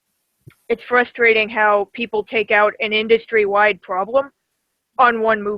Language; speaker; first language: English; native; English